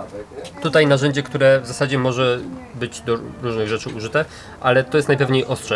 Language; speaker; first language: Polish; native; Polish